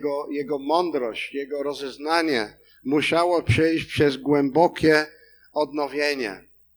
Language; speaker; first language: Polish; non-native, fluent; English